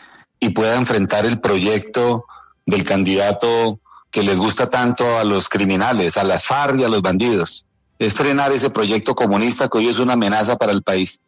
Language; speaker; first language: Spanish; native; Spanish